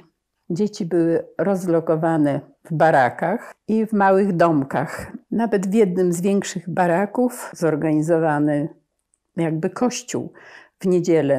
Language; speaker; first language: Polish; native; Polish